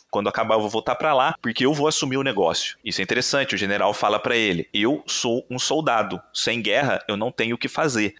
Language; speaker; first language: Portuguese; native; Portuguese